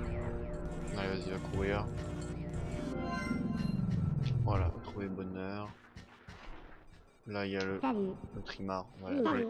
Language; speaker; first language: French; native; French